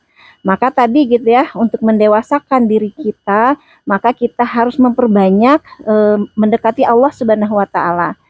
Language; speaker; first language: Indonesian; native; Indonesian